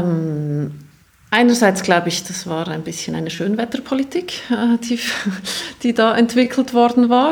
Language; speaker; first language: German; native; German